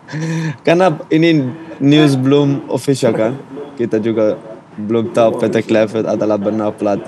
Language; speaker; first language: Indonesian; non-native, fluent; Dutch